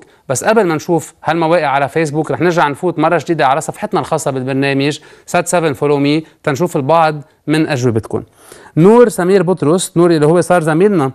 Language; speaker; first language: Arabic; native; Arabic